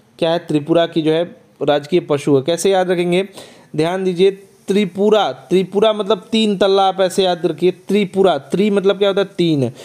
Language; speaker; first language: Hindi; native; Hindi